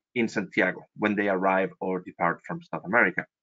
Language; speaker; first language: English; non-native, fluent; Spanish